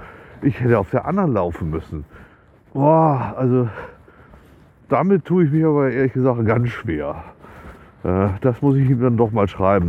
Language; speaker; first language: German; native; German